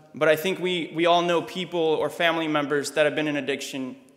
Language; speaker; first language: English; early bilingual, other home language; Russian